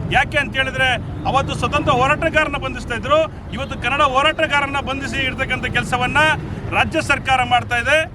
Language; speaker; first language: Kannada; native; Kannada